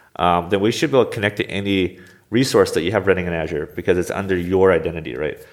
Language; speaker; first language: English; native; English